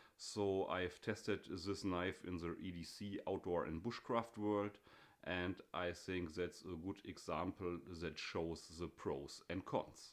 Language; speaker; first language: English; non-native, fluent; German